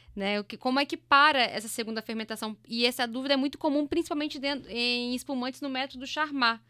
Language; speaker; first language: Portuguese; native; Portuguese